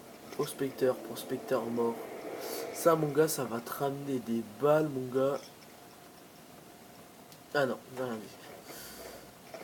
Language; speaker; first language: French; native; French